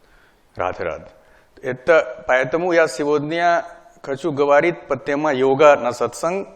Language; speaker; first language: Russian; non-native, learner; Hindi